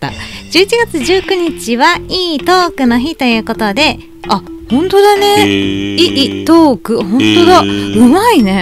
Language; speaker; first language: Japanese; native; Japanese